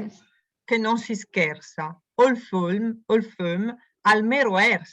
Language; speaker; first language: Italian; native; Italian